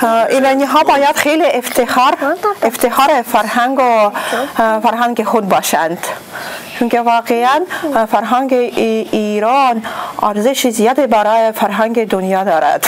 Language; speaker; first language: Persian; non-native, fluent; Russian